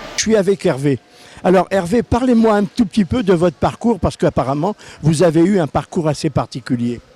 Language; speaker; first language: French; native; French